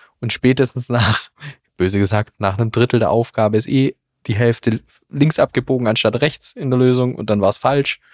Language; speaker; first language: German; native; German